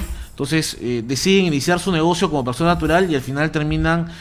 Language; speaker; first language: Spanish; native; Spanish